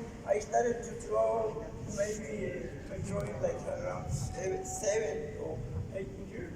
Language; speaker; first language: English; non-native, learner; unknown